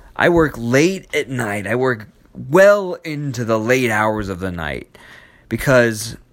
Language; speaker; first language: English; native; English